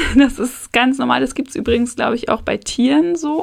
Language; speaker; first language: German; native; German